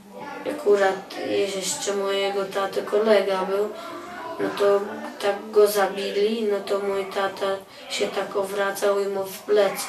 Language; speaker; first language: Polish; early bilingual, other home language; Chechen